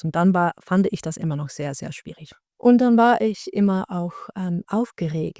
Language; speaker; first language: German; non-native, learner; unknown